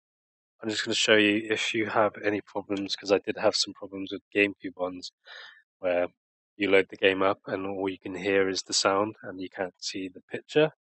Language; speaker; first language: English; native; English